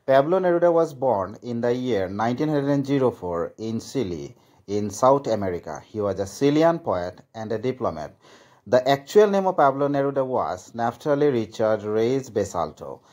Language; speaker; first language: English; non-native, local second language; Assamese